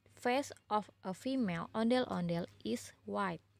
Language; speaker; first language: English; non-native, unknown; Indonesian